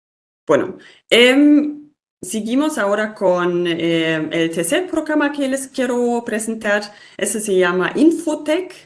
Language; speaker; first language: Spanish; non-native, fluent; German